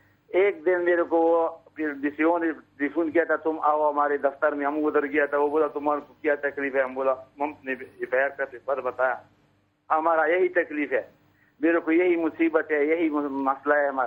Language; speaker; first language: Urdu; non-native, local second language; Pashto